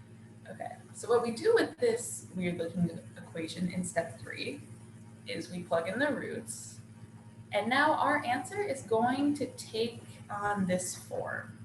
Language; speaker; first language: English; native; English